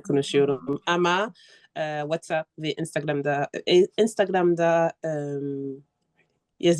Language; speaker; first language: Turkish; non-native, learner; French